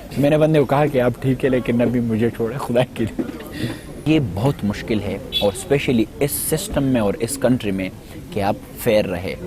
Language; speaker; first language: Urdu; non-native, local second language; Pashto